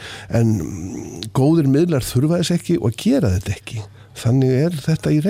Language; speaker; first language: Icelandic; native; Icelandic